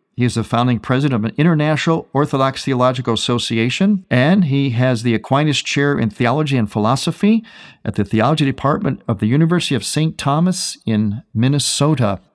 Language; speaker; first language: English; native; English